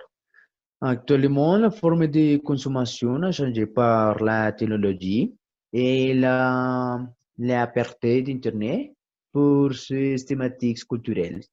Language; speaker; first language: French; non-native, learner; Spanish